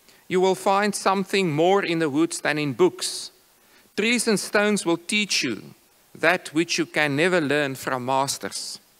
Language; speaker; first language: English; non-native, local second language; Afrikaans